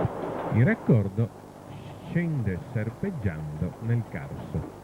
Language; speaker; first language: Italian; native; Italian